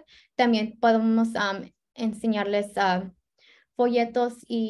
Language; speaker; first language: Spanish; early bilingual, heritage; Spanish